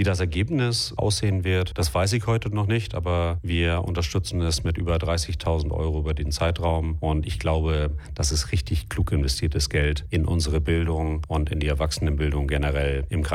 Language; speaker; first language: German; native; German